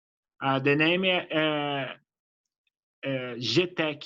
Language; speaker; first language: English; non-native, learner; Portuguese